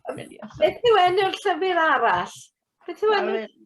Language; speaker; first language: Welsh; non-native, fluent; English